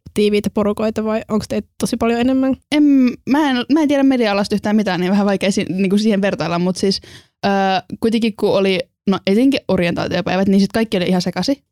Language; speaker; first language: Finnish; early bilingual, other home language; Estonian